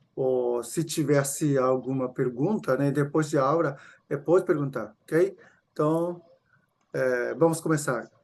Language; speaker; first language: Portuguese; non-native, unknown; Japanese